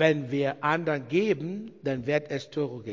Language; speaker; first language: German; non-native, learner; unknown